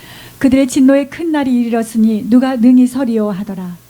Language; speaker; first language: Korean; native; Korean